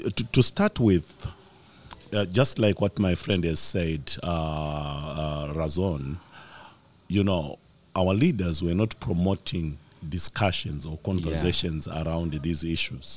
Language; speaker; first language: English; non-native, local second language; Shona